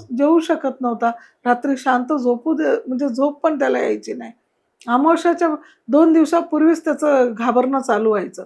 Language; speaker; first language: Marathi; non-native, local second language; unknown